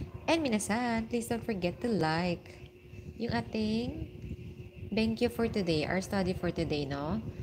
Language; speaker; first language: English; non-native, local second language; Filipino